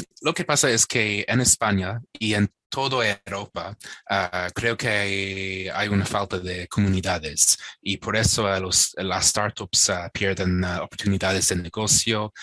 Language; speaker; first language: Spanish; non-native, fluent; English